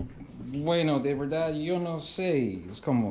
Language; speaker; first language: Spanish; non-native, learner; English